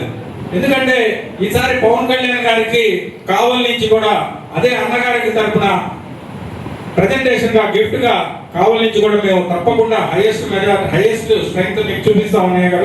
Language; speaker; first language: Telugu; native; Telugu